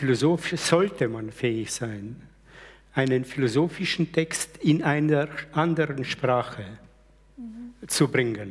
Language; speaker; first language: German; early bilingual, other home language; Slovenian